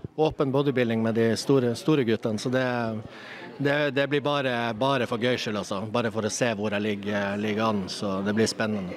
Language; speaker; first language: Norwegian; native; Norwegian